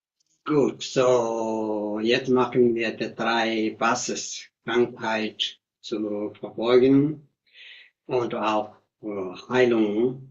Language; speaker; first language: German; non-native, fluent; Tibetan